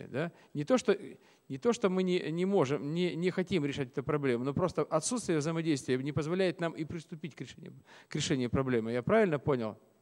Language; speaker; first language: Russian; native; Russian